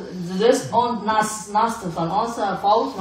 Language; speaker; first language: Dutch; non-native, fluent; Indonesian